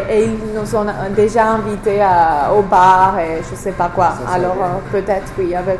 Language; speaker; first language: French; non-native, fluent; English